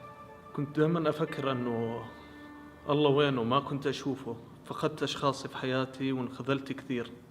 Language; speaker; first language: Arabic; native; Arabic